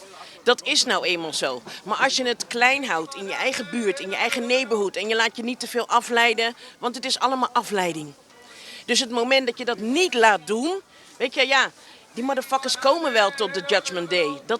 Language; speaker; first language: Dutch; native; Dutch